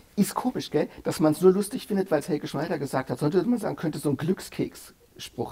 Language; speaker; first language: German; native; German